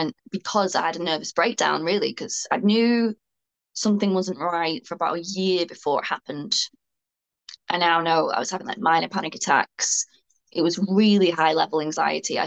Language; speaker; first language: English; native; English